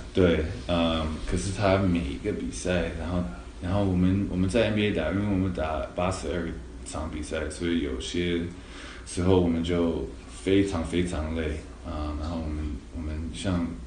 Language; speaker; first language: Chinese; early bilingual, other home language; English